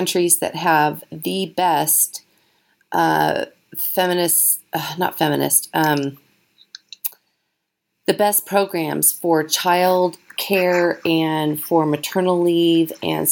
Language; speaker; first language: English; native; English